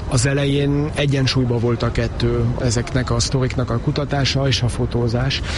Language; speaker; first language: Hungarian; early bilingual, heritage; Hungarian